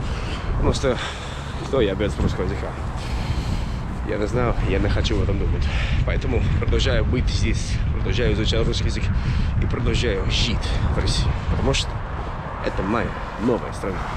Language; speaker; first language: Russian; non-native, fluent; English